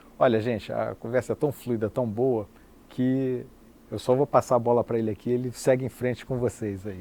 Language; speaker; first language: Portuguese; native; Portuguese